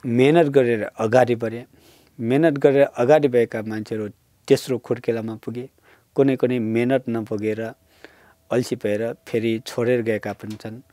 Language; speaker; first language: Nepali; non-native, local second language; Newari